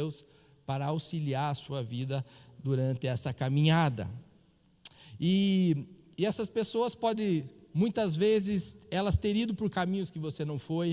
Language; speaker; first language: Portuguese; native; Portuguese